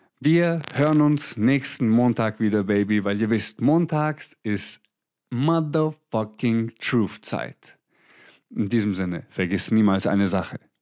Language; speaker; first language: German; early bilingual, other home language; Croatian